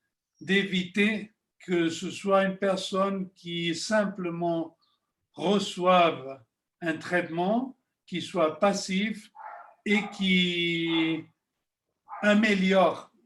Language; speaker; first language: French; non-native, fluent; Spanish